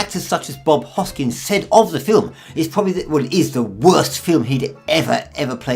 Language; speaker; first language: English; native; English